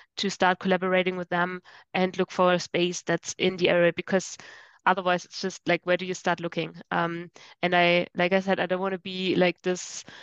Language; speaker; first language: English; non-native, fluent; German